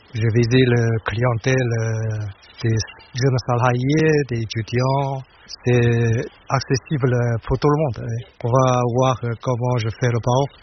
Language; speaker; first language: French; non-native, learner; Chinese